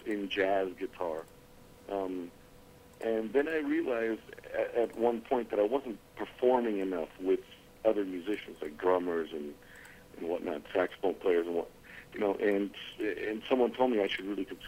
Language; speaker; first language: English; native; English